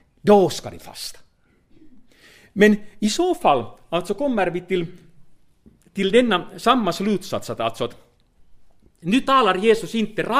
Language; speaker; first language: Swedish; non-native, fluent; Finnish